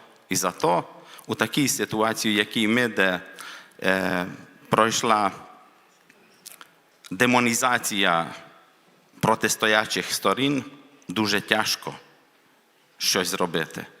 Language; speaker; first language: Ukrainian; non-native, local second language; Hungarian